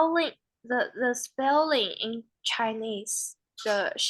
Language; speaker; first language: English; non-native, learner; Chinese